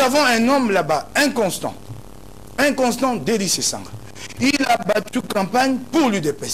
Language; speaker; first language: French; non-native, local second language; Lingala